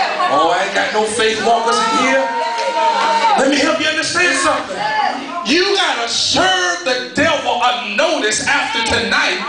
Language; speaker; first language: English; native; English